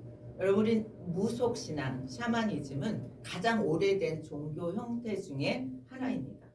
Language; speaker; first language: Korean; native; Korean